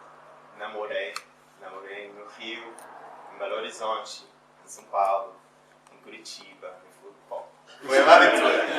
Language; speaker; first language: Portuguese; non-native, fluent; English